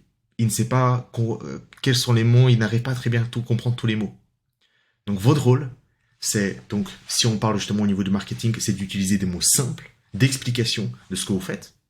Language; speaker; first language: French; native; French